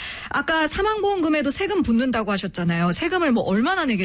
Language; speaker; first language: Korean; native; Korean